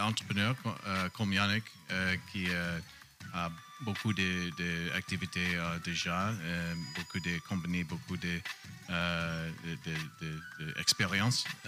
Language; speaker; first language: French; non-native, learner; English